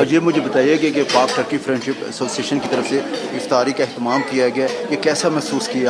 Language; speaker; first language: Urdu; native; Urdu